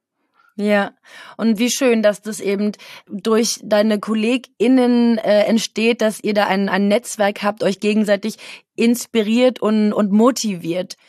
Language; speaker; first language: German; native; German